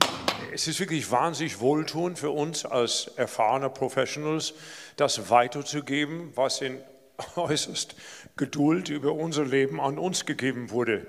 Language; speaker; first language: German; non-native, fluent; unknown